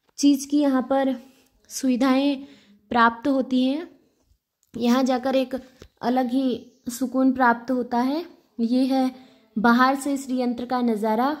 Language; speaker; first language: Hindi; native; Hindi